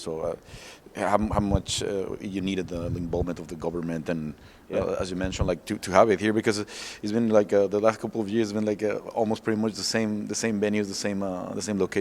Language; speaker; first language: English; non-native, fluent; Spanish